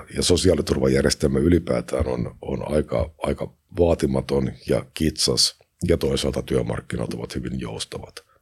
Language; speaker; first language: Finnish; native; Finnish